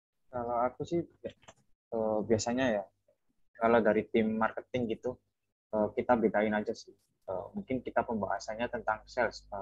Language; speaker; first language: Indonesian; native; Indonesian